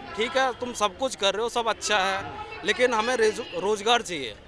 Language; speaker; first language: Hindi; native; Hindi